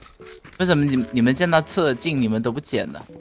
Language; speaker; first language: Chinese; native; Chinese